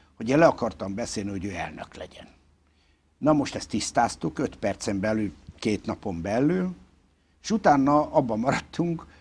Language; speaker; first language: Hungarian; native; Hungarian